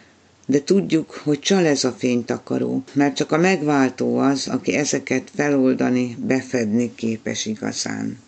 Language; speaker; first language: Hungarian; native; Hungarian